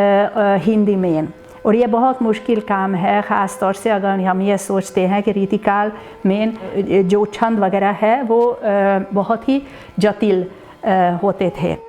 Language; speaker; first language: Hindi; non-native, fluent; Hungarian